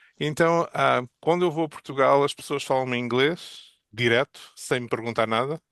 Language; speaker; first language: Portuguese; native; Portuguese